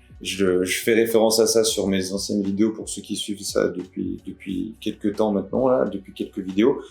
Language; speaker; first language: French; native; French